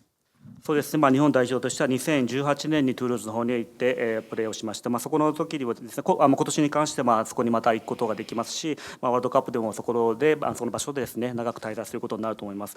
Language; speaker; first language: Japanese; native; Japanese